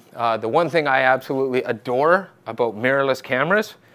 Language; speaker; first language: English; native; English